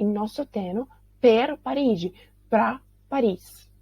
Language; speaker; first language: Italian; non-native, fluent; Portuguese